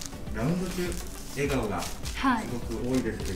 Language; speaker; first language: Japanese; native; Japanese